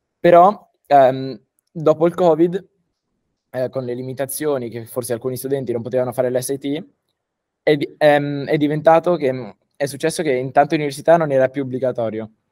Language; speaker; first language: Italian; early bilingual, heritage; Italian